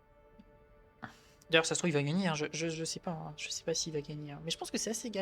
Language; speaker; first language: French; native; French